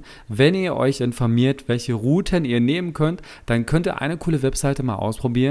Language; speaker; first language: German; native; German